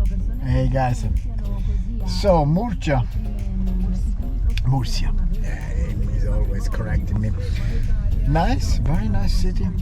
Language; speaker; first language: English; non-native, learner; Italian